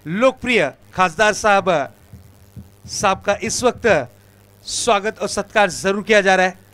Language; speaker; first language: Hindi; non-native, local second language; Marathi